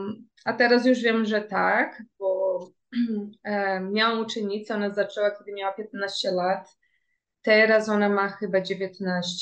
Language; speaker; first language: Polish; early bilingual, heritage; Portuguese